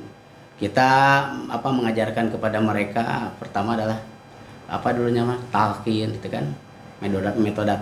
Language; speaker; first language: Indonesian; non-native, local second language; Sundanese